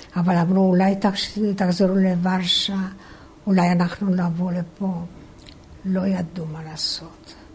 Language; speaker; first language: Hebrew; non-native, fluent; Polish